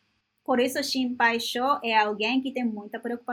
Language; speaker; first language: Portuguese; non-native, fluent; Japanese